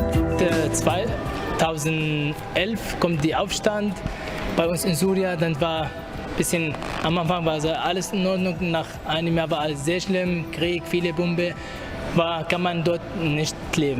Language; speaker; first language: German; non-native, learner; Arabic